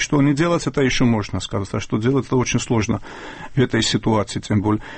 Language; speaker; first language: Russian; non-native, local second language; Georgian